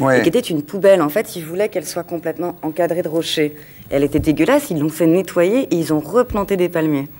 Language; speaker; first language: French; native; French